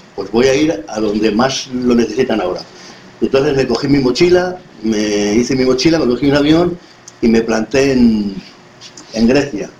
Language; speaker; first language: Spanish; native; Spanish